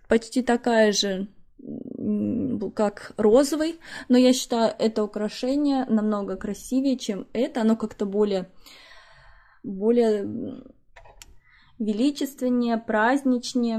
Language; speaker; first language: Russian; native; Russian